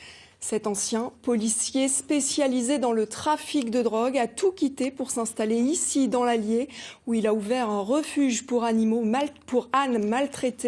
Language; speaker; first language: French; native; French